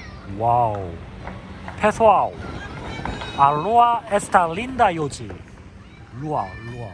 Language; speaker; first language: Portuguese; non-native, learner; Korean